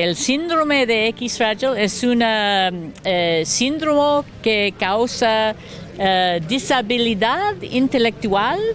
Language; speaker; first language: Spanish; non-native, learner; English